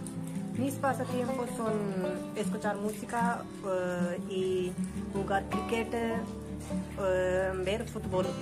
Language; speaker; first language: Spanish; non-native, learner; Hindi